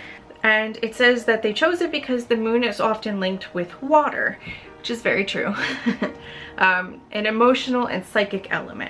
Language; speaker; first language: English; native; English